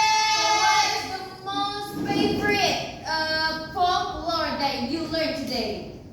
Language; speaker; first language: English; non-native, learner; Indonesian